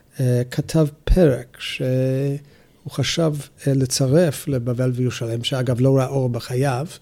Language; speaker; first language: Hebrew; non-native, fluent; English